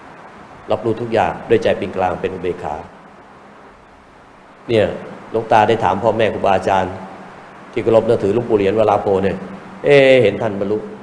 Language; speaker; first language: Thai; native; Thai